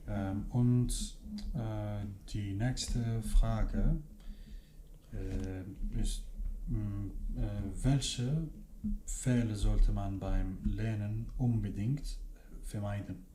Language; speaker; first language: German; non-native, fluent; Kurdish